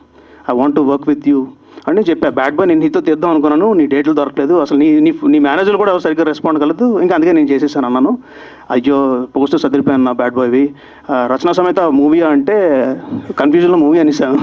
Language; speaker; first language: Telugu; native; Telugu